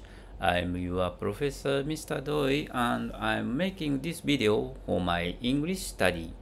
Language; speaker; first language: English; non-native, learner; Japanese